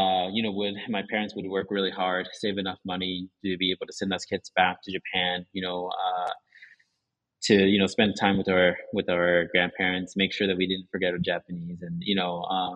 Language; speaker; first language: English; early bilingual, other home language; Japanese